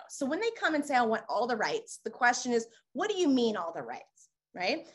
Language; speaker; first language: English; native; English